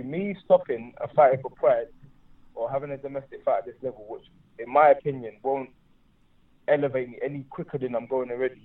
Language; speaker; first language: English; native; English